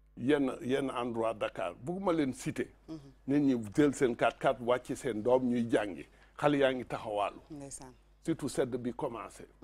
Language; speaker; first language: Wolof; non-native, local second language; Fula